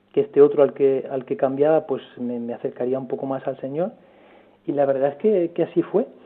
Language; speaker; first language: Spanish; native; Spanish